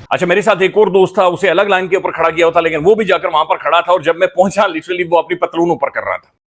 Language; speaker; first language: Urdu; non-native, local second language; Punjabi